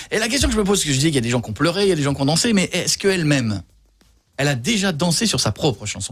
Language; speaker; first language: French; native; French